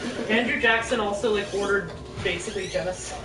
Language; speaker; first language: English; native; English